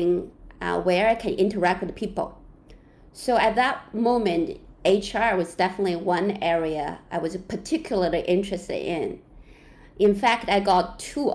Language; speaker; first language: English; non-native, fluent; Chinese